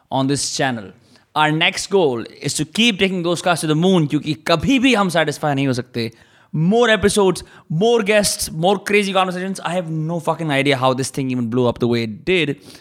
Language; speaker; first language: Hindi; native; Hindi